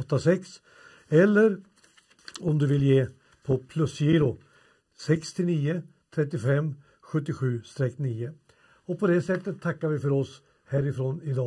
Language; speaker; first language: Swedish; native; Swedish